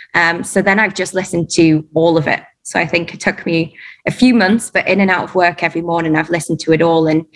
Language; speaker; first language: English; native; English